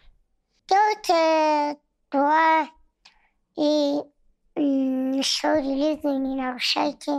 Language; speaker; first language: Russian; non-native, local second language; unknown